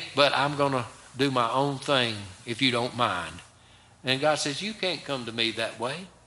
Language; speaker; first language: English; native; English